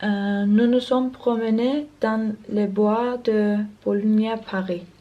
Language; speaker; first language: French; non-native, learner; Turkish